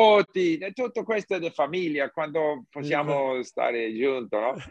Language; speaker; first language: Italian; non-native, learner; English